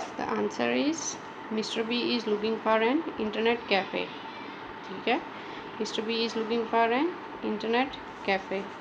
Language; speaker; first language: Urdu; native; Urdu